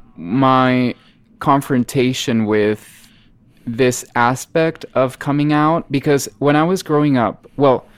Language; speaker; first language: English; non-native, fluent; Spanish